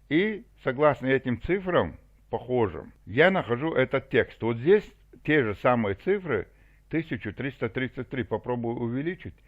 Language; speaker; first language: Russian; non-native, local second language; Chechen